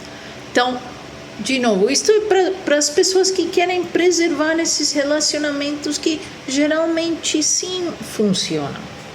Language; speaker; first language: Portuguese; non-native, fluent; Spanish